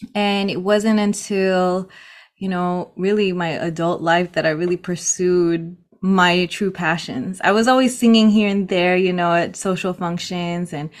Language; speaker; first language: English; early bilingual, other home language; Filipino